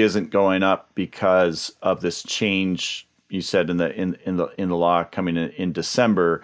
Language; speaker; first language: English; native; English